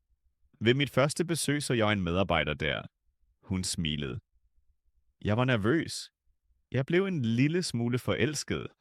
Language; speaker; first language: Danish; non-native, fluent; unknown